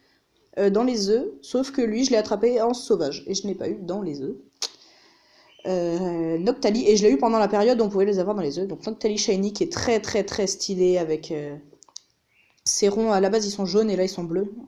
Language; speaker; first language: French; native; French